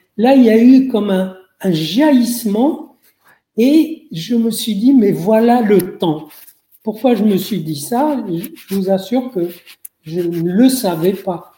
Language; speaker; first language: French; non-native, local second language; Arabic